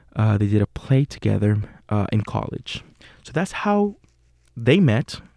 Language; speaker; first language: English; non-native, fluent; Spanish